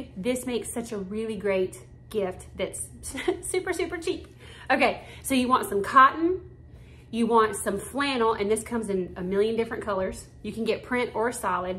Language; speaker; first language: English; native; English